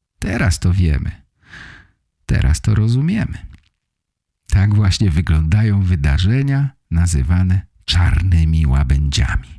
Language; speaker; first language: Polish; native; Polish